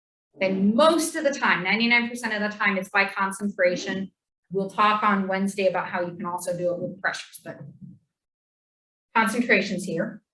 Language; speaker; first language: English; native; English